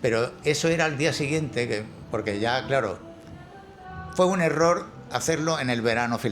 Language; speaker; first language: Spanish; native; Spanish